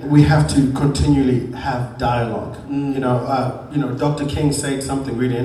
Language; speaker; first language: English; non-native, local second language; Shona